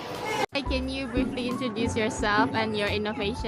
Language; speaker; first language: English; non-native, fluent; Indonesian